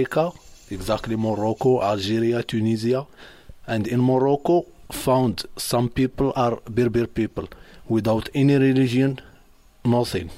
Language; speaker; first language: English; non-native, learner; Arabic